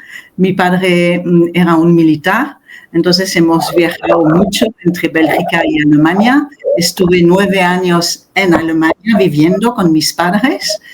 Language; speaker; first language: Spanish; non-native, fluent; French